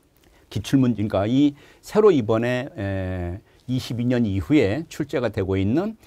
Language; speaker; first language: Korean; native; Korean